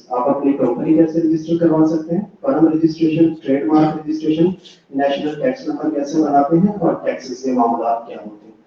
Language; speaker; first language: Urdu; non-native, local second language; Punjabi